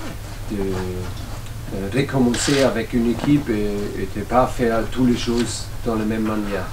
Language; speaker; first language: French; non-native, learner; German